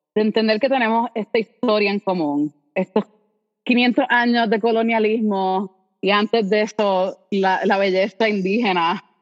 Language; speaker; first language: Spanish; native; Spanish